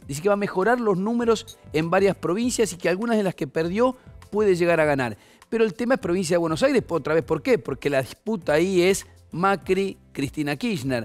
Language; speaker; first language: Spanish; native; Spanish